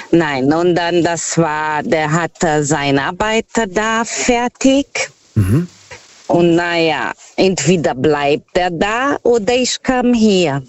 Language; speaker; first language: German; non-native, fluent; Portuguese